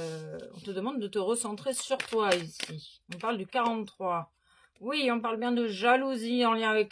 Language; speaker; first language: French; native; French